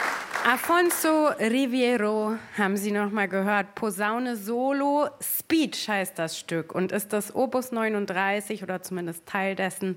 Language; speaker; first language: German; native; German